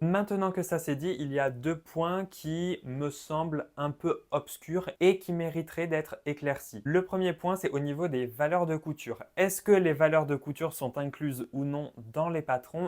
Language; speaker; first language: French; native; French